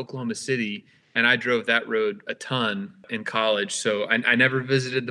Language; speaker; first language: English; native; English